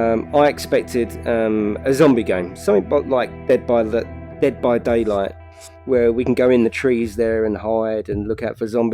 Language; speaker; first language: English; native; English